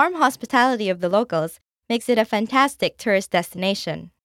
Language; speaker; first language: English; non-native, local second language; Filipino